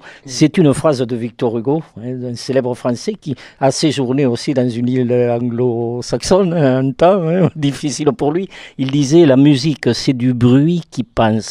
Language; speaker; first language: French; native; French